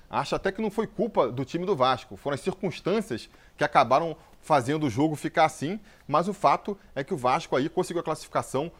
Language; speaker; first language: Portuguese; native; Portuguese